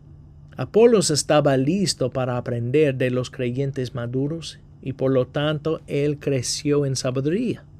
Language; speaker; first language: Spanish; non-native, fluent; English